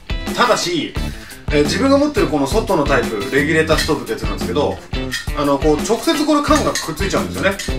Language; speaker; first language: Japanese; native; Japanese